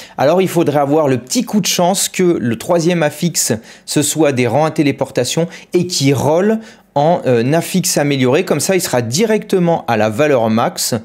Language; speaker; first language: French; native; French